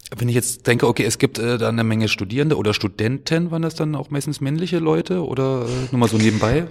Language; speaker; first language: German; native; German